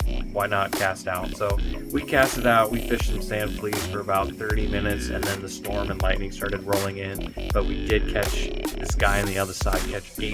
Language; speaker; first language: English; native; English